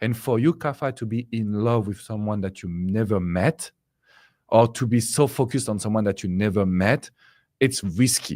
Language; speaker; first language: English; non-native, fluent; French